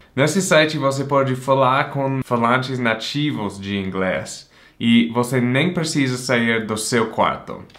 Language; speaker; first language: Portuguese; non-native, fluent; English